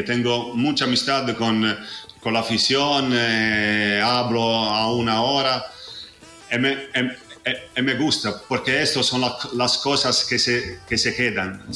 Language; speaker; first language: Spanish; non-native, fluent; Italian